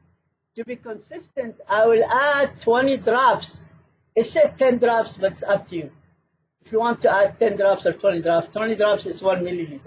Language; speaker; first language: English; non-native, fluent; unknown